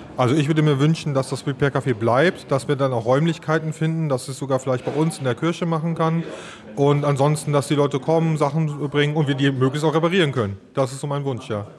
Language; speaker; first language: German; native; German